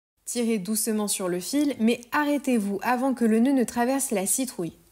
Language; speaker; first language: French; native; French